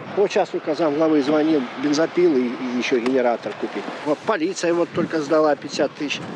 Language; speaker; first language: Russian; native; Russian